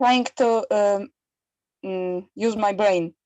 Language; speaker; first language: English; non-native, learner; Polish